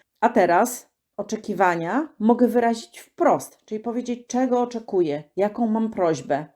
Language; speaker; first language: Polish; native; Polish